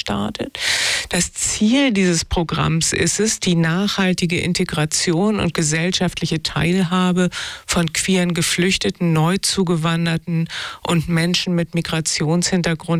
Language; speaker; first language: German; native; German